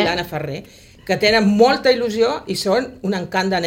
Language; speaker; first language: Catalan; native; Catalan